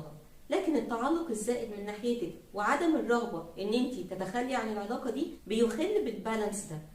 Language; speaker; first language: Arabic; native; Arabic